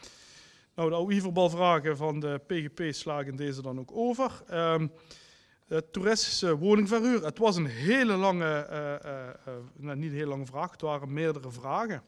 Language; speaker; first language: Dutch; native; Dutch